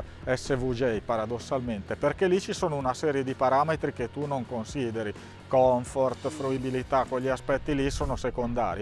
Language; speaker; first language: Italian; native; Italian